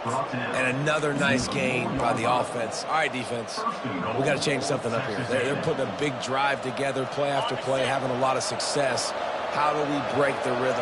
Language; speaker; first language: English; native; English